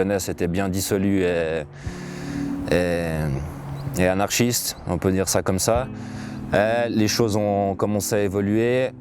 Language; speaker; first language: French; native; French